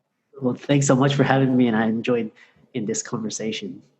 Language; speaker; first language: English; native; English